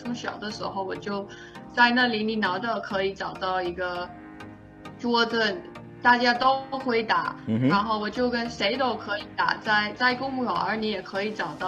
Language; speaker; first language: Chinese; early bilingual, heritage; English